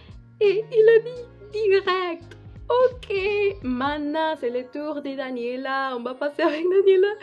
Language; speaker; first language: French; non-native, fluent; Spanish